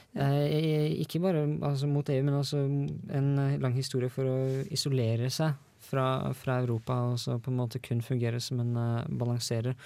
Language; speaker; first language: Norwegian; native; Norwegian